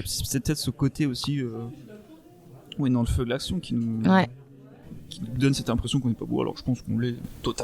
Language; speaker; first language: French; native; French